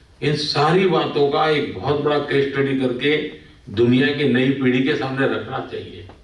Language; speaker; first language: Hindi; non-native, local second language; Gujarati